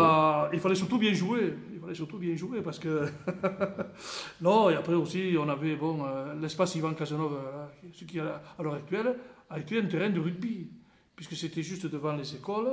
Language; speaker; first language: French; native; French